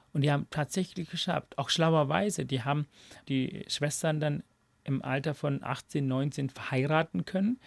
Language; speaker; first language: German; non-native, fluent; Tamil